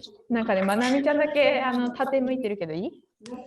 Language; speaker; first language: Japanese; native; Japanese